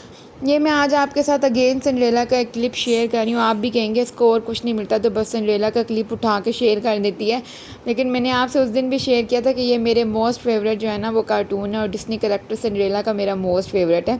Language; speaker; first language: Urdu; native; Urdu